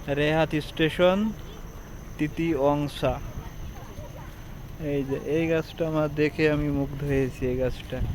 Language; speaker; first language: Bangla; native; Bangla